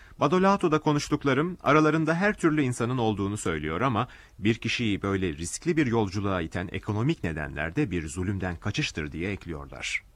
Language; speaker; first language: Turkish; native; Turkish